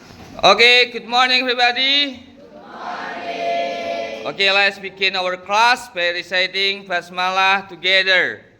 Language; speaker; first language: English; non-native, fluent; Indonesian